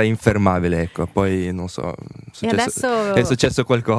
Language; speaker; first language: Italian; early bilingual, other home language; Russian